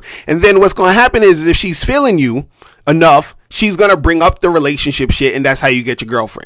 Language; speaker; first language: English; native; English